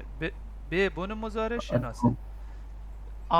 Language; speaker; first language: Persian; non-native, fluent; Urdu